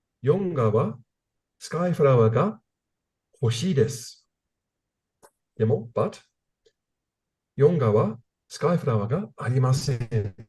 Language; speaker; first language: Japanese; non-native, learner; English